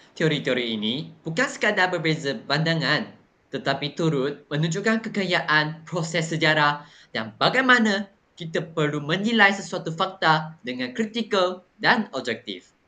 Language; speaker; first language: Malay; non-native, local second language; Chinese